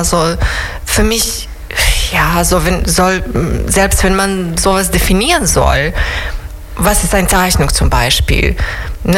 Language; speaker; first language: German; non-native, fluent; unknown